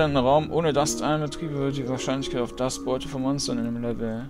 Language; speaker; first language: German; native; German